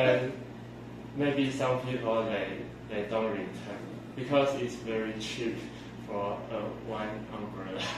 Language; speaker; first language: English; non-native, learner; Chinese